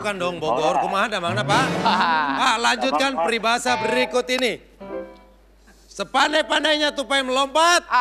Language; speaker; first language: Indonesian; native; Indonesian